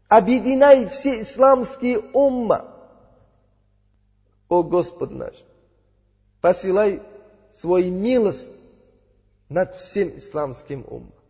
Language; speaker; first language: Russian; non-native, learner; Uzbek